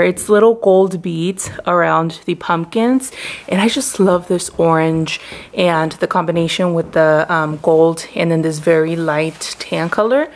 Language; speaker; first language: English; early bilingual, other home language; Spanish